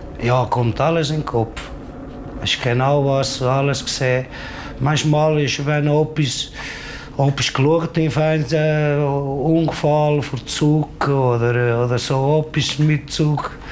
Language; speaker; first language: German; non-native, learner; Portuguese